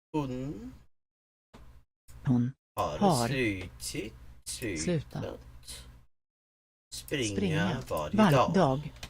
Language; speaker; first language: Swedish; non-native, learner; English